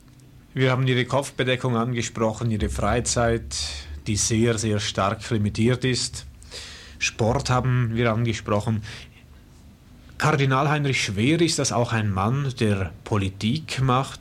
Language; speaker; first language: German; native; German